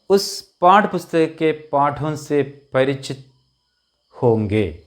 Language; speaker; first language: Hindi; non-native, local second language; Malayalam